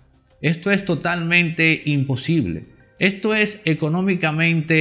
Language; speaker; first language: Spanish; native; Spanish